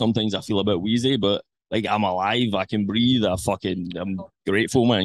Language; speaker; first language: English; native; English